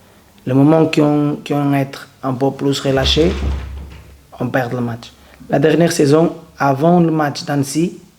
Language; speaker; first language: French; non-native, learner; Portuguese